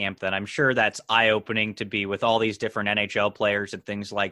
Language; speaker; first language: English; native; English